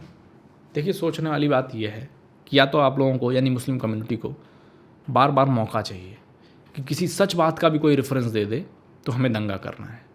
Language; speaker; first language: Hindi; native; Hindi